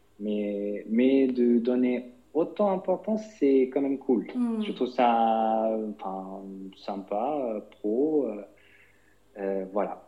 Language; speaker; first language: French; non-native, fluent; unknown